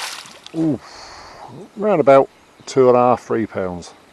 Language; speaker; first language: English; native; English